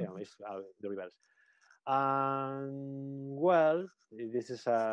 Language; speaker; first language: English; non-native, learner; Spanish